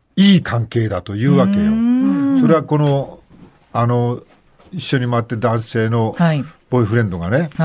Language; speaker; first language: Japanese; native; Japanese